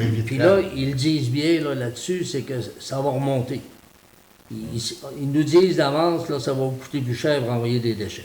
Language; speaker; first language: French; native; French